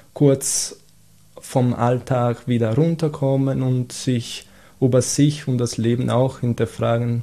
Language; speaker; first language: German; non-native, fluent; Italian